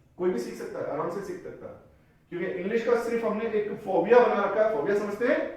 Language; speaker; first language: Hindi; native; Hindi